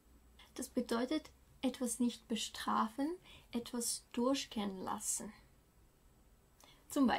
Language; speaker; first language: German; non-native, fluent; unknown